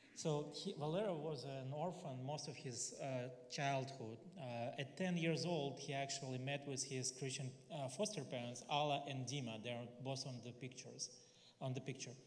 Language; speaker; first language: English; non-native, fluent; Russian